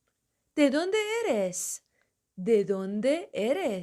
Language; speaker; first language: Spanish; non-native, fluent; Persian